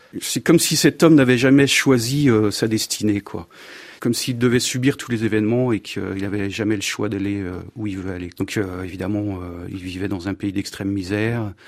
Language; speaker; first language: French; native; French